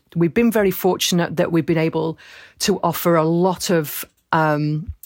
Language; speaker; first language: English; native; English